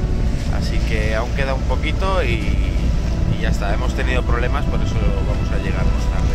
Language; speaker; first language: Spanish; native; Spanish